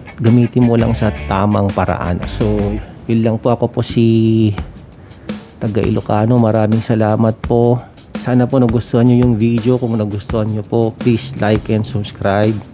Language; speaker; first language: Filipino; non-native, local second language; Iloko